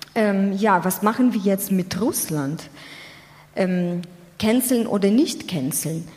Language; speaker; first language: German; non-native, fluent; Ukrainian